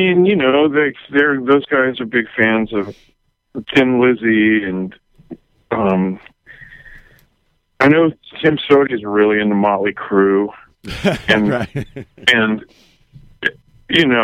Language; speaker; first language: English; native; English